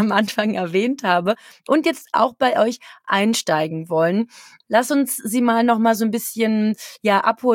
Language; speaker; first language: German; native; German